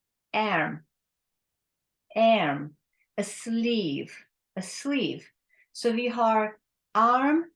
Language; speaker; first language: Swedish; non-native, learner; English